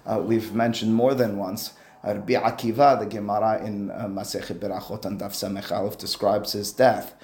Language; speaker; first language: English; native; English